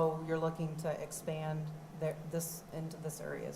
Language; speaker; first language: English; native; English